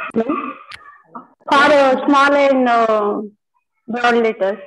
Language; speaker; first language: English; non-native, local second language; Marathi